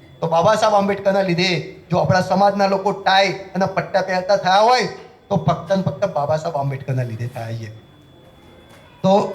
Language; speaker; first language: Gujarati; native; Gujarati